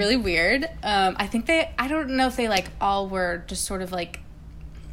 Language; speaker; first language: English; native; English